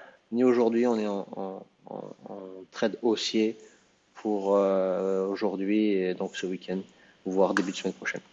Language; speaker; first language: French; native; French